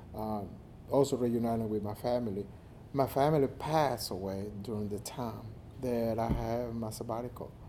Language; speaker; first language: English; non-native, fluent; Spanish